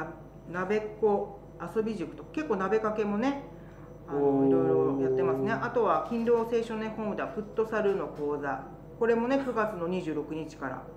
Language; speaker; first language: Japanese; native; Japanese